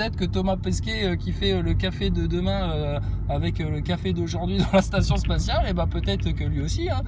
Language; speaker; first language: French; native; French